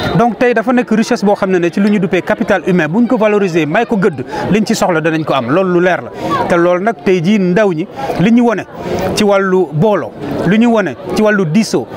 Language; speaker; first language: Wolof; non-native, local second language; Mandingo